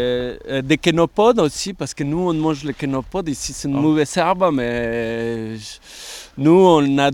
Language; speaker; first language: French; non-native, fluent; Spanish